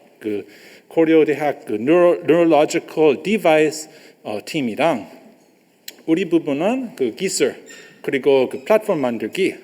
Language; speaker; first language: Korean; non-native, learner; English